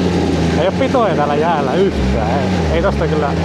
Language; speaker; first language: Finnish; native; Finnish